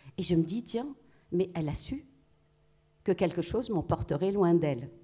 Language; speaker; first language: French; non-native, local second language; Arabic